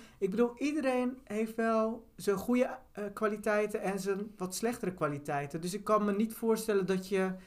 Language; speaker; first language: Dutch; early bilingual, other home language; Turkish